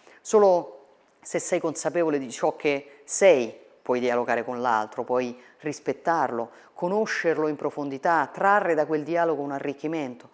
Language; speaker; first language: Italian; native; Italian